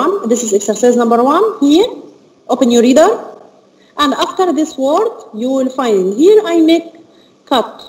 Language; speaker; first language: English; non-native, learner; Arabic